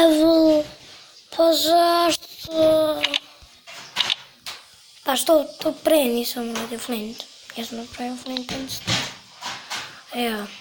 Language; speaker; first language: Bosnian; native; Bosnian